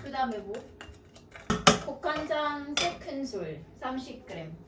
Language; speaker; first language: Korean; non-native, fluent; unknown